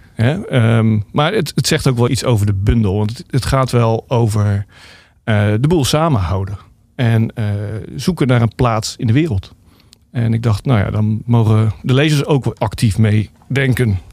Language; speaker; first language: Dutch; native; Dutch